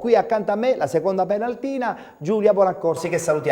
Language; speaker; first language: Italian; native; Italian